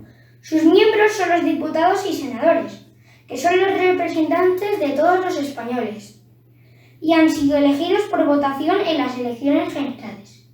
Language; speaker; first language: Spanish; native; Spanish